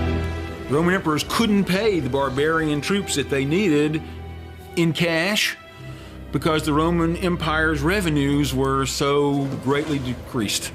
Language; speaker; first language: English; native; English